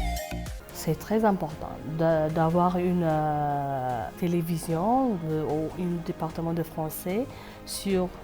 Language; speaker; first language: French; non-native, fluent; Amharic